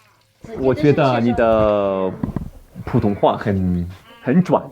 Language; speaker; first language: Chinese; non-native, learner; Polish